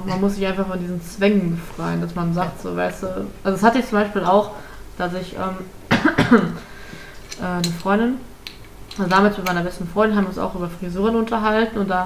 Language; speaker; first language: German; native; German